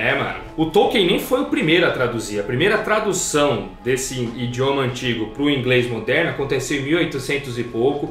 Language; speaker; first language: Portuguese; native; Portuguese